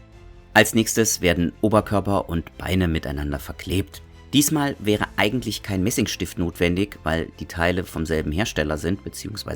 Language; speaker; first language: German; native; German